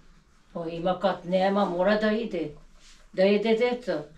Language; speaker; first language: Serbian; non-native, local second language; Albanian